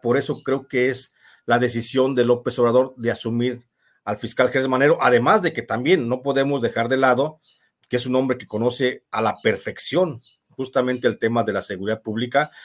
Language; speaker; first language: Spanish; native; Spanish